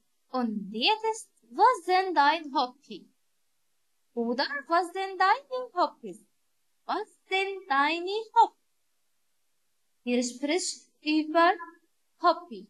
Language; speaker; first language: German; non-native, learner; Arabic